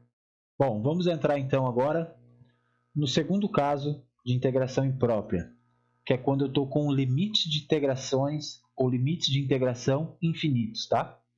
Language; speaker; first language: Portuguese; native; Portuguese